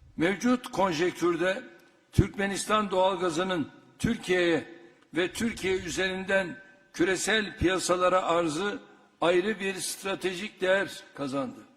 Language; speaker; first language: Turkish; native; Turkish